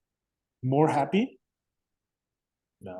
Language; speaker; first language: English; non-native, fluent; Spanish